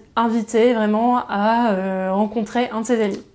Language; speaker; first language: French; native; French